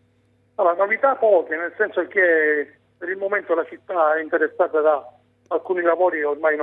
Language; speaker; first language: Italian; native; Italian